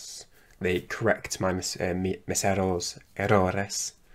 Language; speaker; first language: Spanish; non-native, learner; English